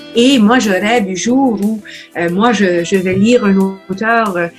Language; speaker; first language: French; native; French